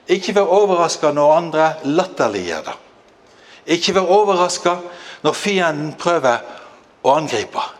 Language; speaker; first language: Norwegian; native; Norwegian